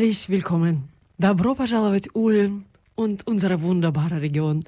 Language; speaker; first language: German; non-native, fluent; Russian